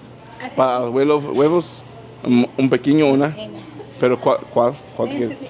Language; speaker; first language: Spanish; non-native, learner; English